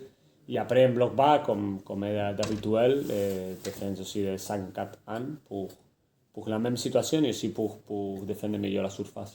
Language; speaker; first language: French; non-native, fluent; Spanish